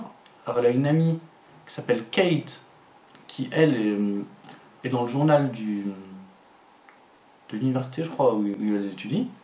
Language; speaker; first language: French; native; French